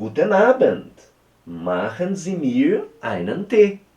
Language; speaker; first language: German; non-native, fluent; Portuguese